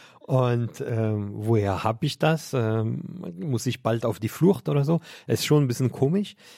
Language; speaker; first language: German; non-native, fluent; French